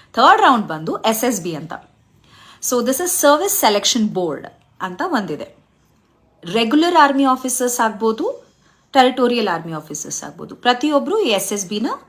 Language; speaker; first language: Kannada; native; Kannada